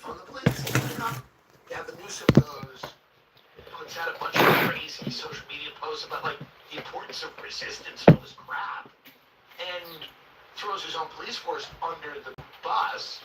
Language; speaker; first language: English; native; English